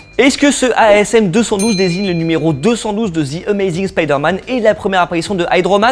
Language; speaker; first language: French; native; French